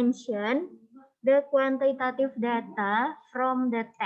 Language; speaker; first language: English; non-native, learner; Indonesian